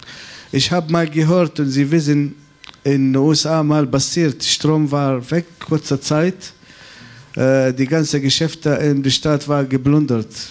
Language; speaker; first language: German; non-native, fluent; Arabic